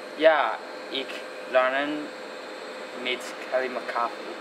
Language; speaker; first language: German; non-native, learner; Cantonese